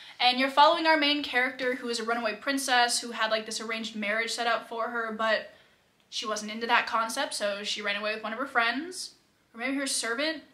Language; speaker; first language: English; native; English